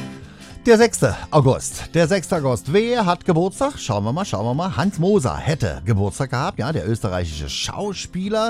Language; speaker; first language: German; native; German